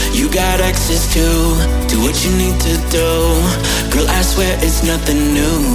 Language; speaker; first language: English; non-native, learner; Italian